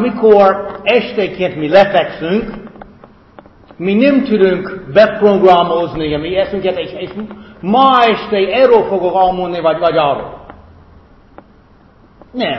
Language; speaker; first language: Hungarian; non-native, fluent; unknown